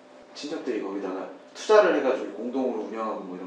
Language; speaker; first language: Korean; native; Korean